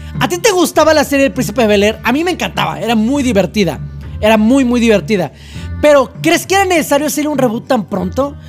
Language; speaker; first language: Spanish; native; Spanish